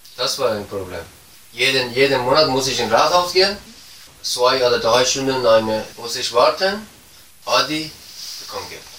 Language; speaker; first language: German; non-native, learner; Persian